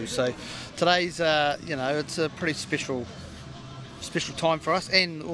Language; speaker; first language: English; native; English